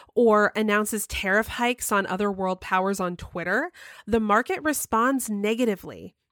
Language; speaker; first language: English; native; English